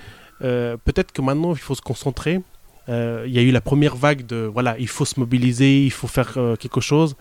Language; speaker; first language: French; early bilingual, other home language; Spanish